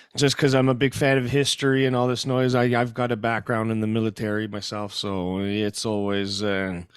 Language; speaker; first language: English; non-native, fluent; French